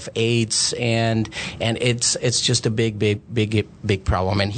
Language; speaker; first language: English; non-native, fluent; Spanish